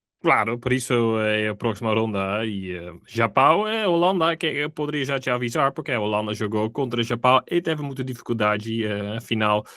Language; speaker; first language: Portuguese; non-native, fluent; Dutch